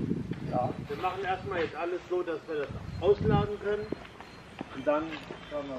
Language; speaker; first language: German; native; German